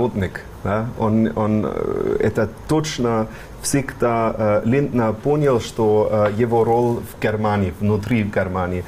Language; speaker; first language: Russian; non-native, fluent; German